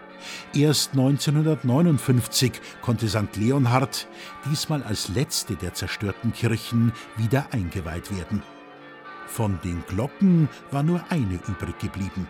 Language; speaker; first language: German; native; German